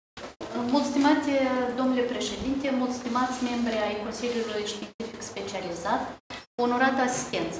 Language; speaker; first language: Romanian; native; Romanian